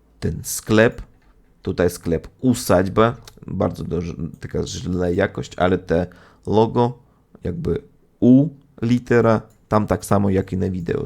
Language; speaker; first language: Polish; non-native, fluent; Russian